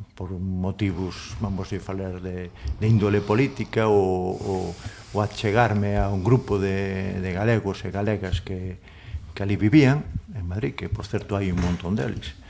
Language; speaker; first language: Galician; non-native, local second language; Spanish